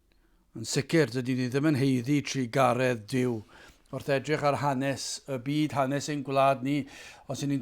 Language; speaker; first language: Welsh; native; Welsh